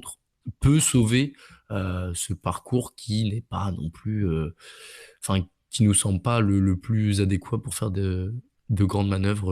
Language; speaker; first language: French; native; French